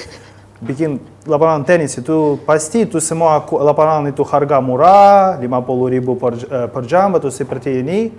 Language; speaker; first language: Indonesian; non-native, learner; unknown